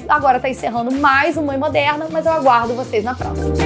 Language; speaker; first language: Portuguese; native; Portuguese